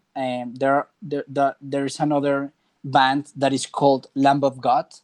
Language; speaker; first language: English; non-native, fluent; Spanish